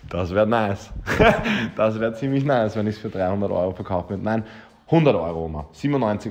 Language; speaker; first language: German; native; German